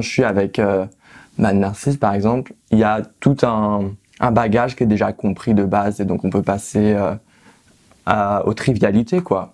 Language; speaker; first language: French; native; French